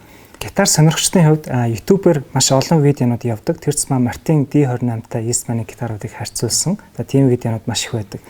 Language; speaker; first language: Mongolian; native; Mongolian